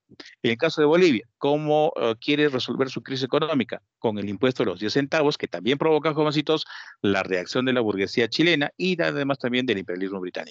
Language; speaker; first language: Spanish; native; Spanish